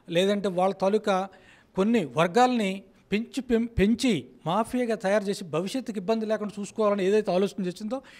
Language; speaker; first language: Telugu; native; Telugu